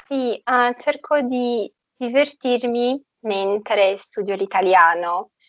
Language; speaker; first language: Italian; non-native, fluent; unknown